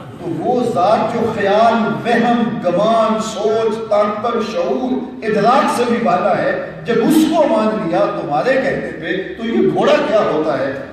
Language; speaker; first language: Urdu; non-native, local second language; Punjabi